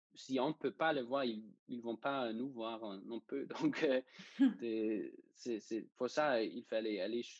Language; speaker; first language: French; non-native, fluent; Danish